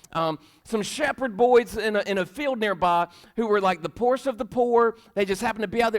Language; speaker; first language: English; native; English